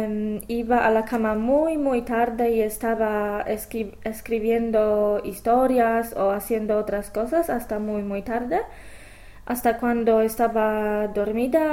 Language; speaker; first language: Spanish; non-native, fluent; English